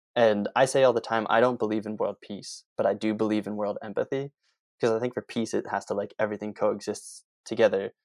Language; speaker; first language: English; native; English